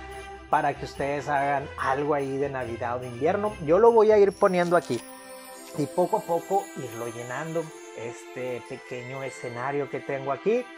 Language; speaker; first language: Spanish; native; Spanish